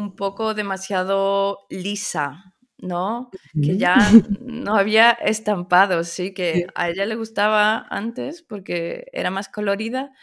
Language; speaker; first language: Spanish; early bilingual, other home language; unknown